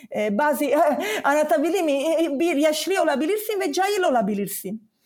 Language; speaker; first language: Turkish; non-native, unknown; Italian